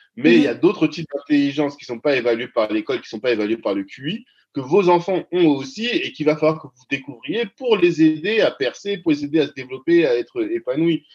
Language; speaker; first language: French; early bilingual, other home language; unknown